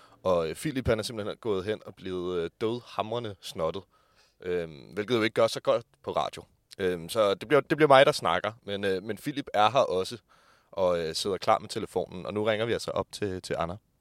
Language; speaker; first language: Danish; native; Danish